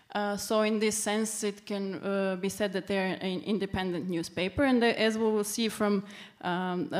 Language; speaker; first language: English; non-native, fluent; Serbian